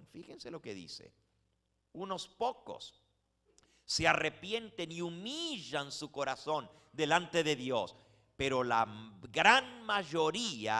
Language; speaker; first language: Spanish; native; Spanish